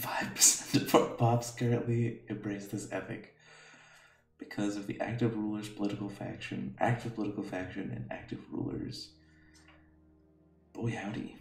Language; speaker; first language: English; native; English